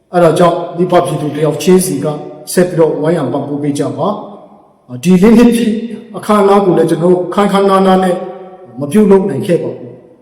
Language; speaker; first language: Burmese; non-native, local second language; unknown